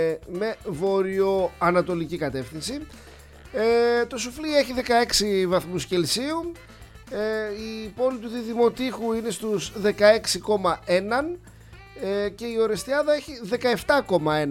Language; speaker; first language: Greek; native; Greek